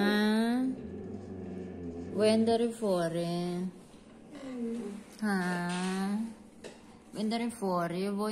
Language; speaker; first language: Italian; non-native, learner; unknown